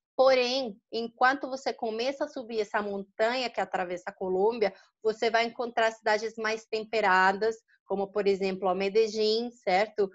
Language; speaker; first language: Portuguese; non-native, fluent; Spanish